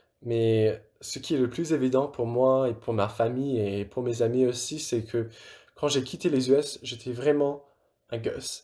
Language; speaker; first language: French; non-native, fluent; English